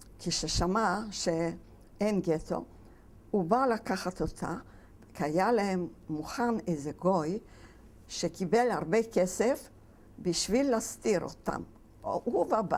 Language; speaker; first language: Hebrew; non-native, fluent; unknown